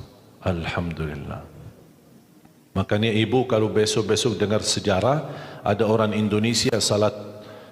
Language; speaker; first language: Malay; non-native, fluent; Arabic